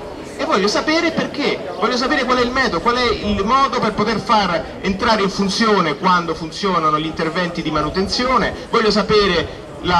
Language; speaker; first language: Italian; native; Italian